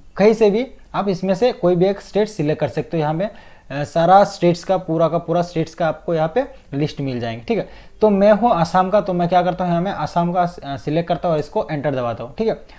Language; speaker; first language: Hindi; non-native, fluent; Bangla